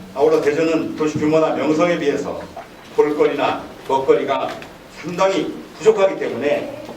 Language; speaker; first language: Korean; native; Korean